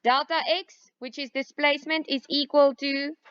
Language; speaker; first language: English; non-native, local second language; Afrikaans